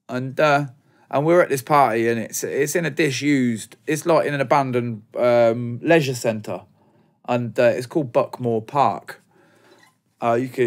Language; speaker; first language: English; native; English